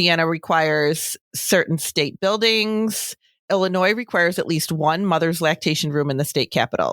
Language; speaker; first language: English; native; English